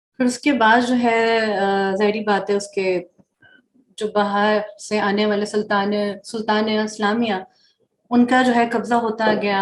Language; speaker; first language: Urdu; native; Urdu